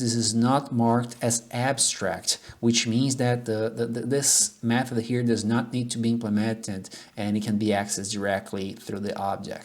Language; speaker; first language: English; non-native, fluent; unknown